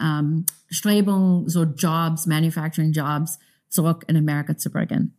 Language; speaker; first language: German; non-native, fluent; English